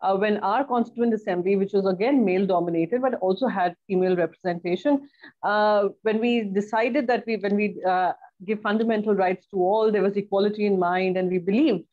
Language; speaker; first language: English; non-native, local second language; Hindi